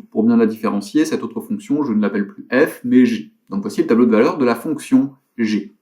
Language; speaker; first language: French; native; French